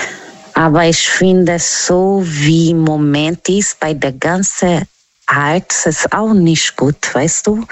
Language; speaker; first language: German; non-native, learner; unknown